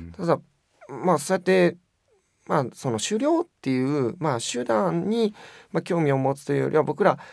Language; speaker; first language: Japanese; native; Japanese